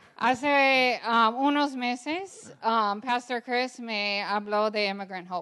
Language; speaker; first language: Spanish; early bilingual, other home language; English